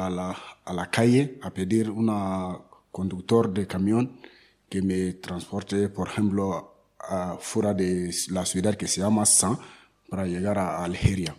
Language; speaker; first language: Spanish; non-native, learner; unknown